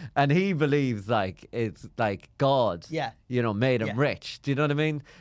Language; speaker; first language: English; native; English